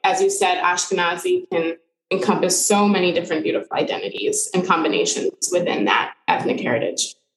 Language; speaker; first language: English; early bilingual, other home language; Spanish